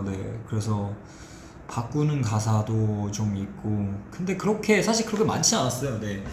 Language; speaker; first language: Korean; non-native, fluent; Chinese